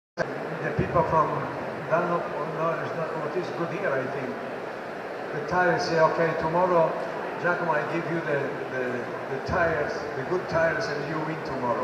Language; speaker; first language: English; non-native, learner; Italian